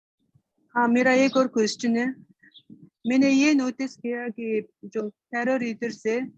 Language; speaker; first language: Hindi; non-native, fluent; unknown